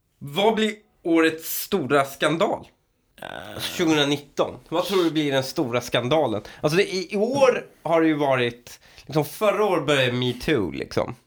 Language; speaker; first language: Swedish; early bilingual, other home language; Persian